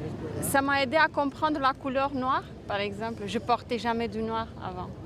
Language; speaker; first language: French; non-native, fluent; Romanian